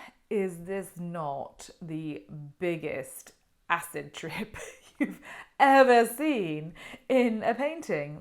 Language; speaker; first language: English; native; English